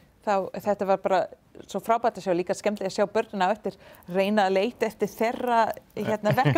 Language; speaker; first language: Icelandic; non-native, fluent; English